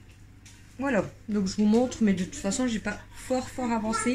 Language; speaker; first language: French; native; French